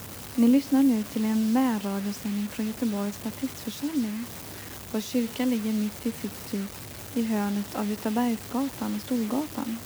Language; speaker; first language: Swedish; native; Swedish